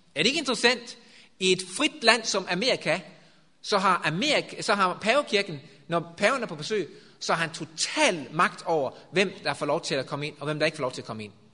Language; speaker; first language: Danish; native; Danish